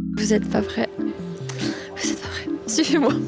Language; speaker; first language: French; native; French